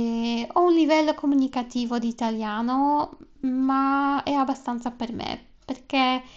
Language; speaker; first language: Italian; non-native, learner; Polish